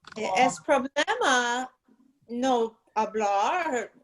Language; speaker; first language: Spanish; non-native, learner; English